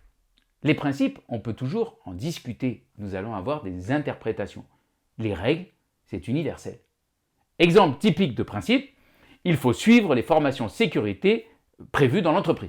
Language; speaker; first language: French; native; French